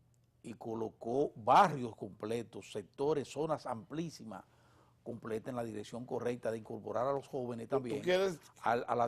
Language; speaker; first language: Spanish; native; Spanish